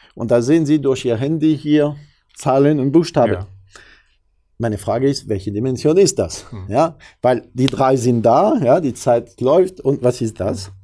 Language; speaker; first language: German; non-native, fluent; French